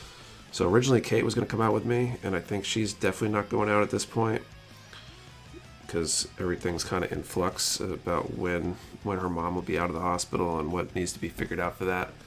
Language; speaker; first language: English; native; English